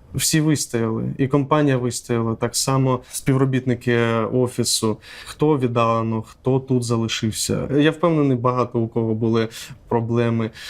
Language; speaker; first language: Ukrainian; non-native, local second language; Russian